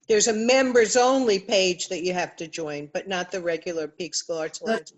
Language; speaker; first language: English; native; English